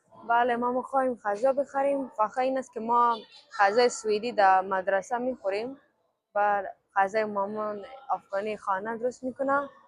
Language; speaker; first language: Persian; early bilingual, heritage; Persian